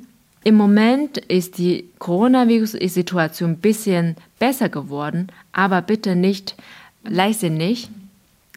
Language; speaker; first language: German; non-native, fluent; Chinese